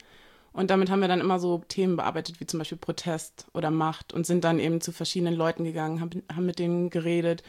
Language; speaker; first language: German; native; German